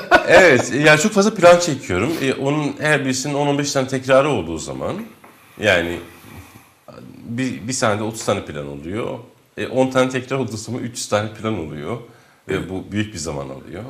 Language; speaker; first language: Turkish; non-native, local second language; Kurdish